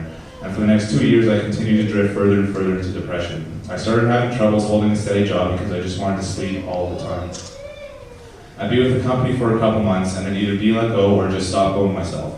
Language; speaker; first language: English; native; English